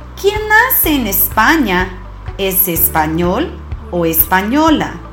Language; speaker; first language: Spanish; non-native, fluent; Portuguese